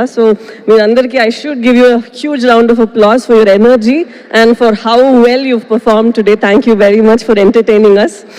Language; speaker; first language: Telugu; non-native, local second language; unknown